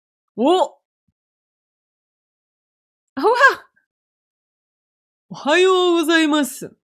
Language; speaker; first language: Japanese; non-native, fluent; French